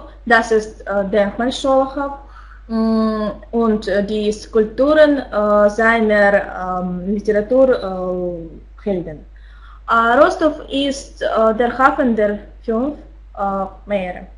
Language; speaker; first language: German; non-native, learner; Russian